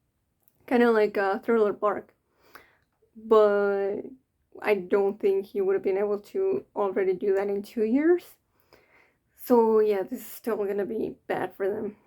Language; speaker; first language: English; native; English